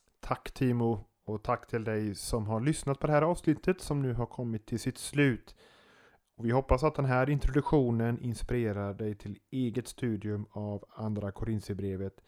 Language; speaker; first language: Swedish; native; Swedish